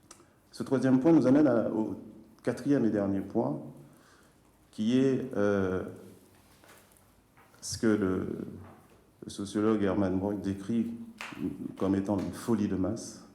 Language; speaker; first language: French; native; French